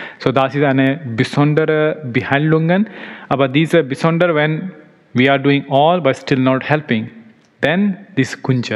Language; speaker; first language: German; non-native, learner; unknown